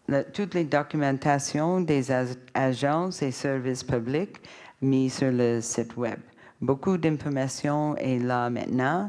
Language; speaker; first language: French; non-native, learner; English